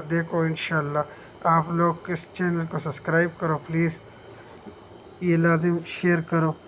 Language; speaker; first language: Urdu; non-native, local second language; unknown